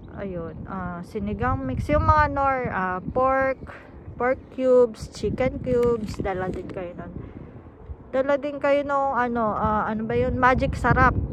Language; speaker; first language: Filipino; native; Filipino